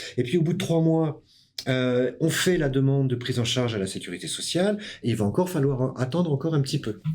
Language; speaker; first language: French; native; French